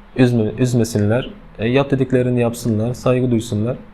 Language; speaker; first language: Turkish; non-native, fluent; Persian